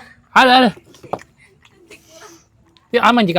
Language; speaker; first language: Malay; native; Malay